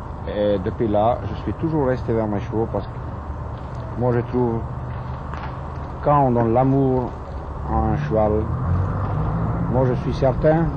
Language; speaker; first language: French; non-native, fluent; German